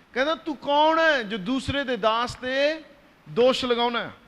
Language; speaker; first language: Hindi; non-native, local second language; Punjabi